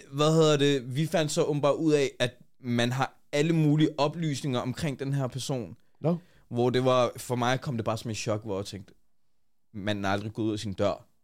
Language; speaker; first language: Danish; early bilingual, other home language; Urdu